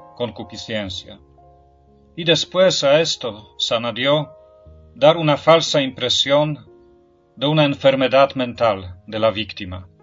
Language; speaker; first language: Spanish; non-native, fluent; Polish